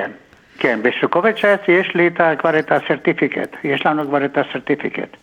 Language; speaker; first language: Hebrew; non-native, fluent; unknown